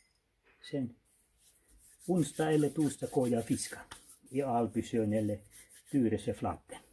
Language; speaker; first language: Swedish; non-native, fluent; Finnish